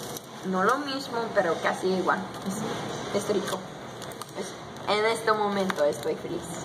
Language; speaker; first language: Spanish; non-native, learner; English